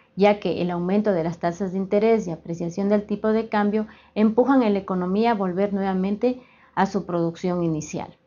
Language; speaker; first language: Spanish; native; Spanish